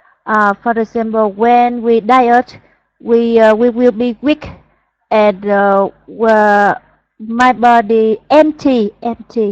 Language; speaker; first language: English; non-native, learner; Vietnamese